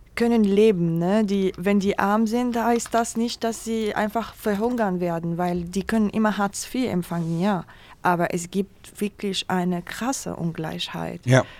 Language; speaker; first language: German; non-native, fluent; Arabic